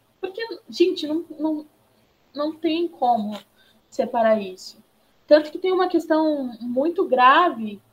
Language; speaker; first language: Portuguese; native; Portuguese